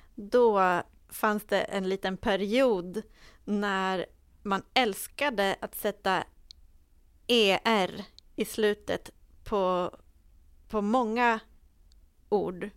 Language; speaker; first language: Swedish; native; Swedish